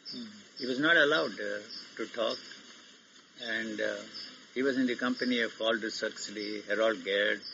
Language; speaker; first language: English; non-native, local second language; Telugu